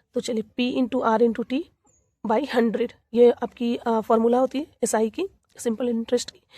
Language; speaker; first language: Hindi; native; Hindi